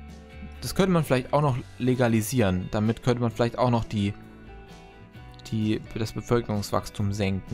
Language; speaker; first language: German; native; German